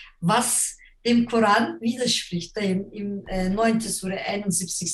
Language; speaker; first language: German; non-native, fluent; Turkish